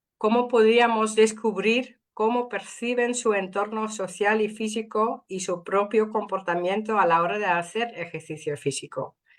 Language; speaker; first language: Spanish; non-native, fluent; Dutch